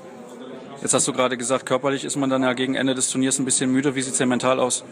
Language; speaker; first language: German; native; German